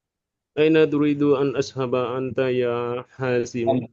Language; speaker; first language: Arabic; non-native, learner; Indonesian